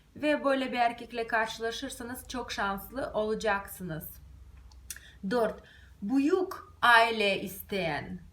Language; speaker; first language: Turkish; non-native, fluent; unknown